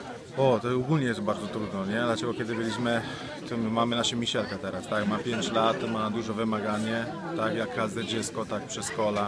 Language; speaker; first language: Polish; non-native, fluent; Italian